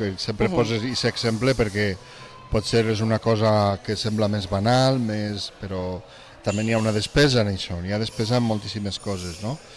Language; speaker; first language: Catalan; native; Catalan